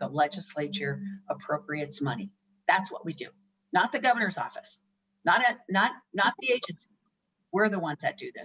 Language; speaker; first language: English; native; English